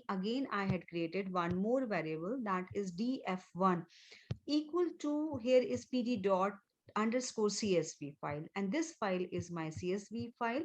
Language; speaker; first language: English; non-native, local second language; Hindi